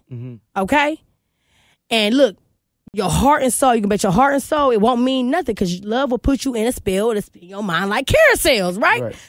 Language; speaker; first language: English; native; English